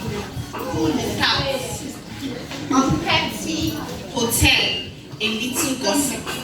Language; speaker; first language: French; non-native, learner; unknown